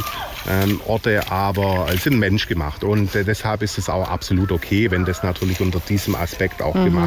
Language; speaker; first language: German; native; German